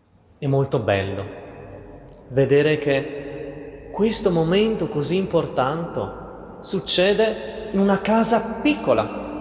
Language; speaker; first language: Italian; non-native, fluent; Portuguese